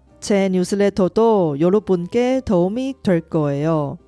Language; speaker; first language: Korean; non-native, fluent; Chinese